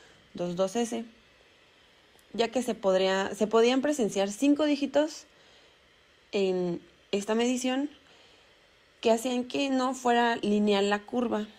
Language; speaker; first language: Spanish; native; Spanish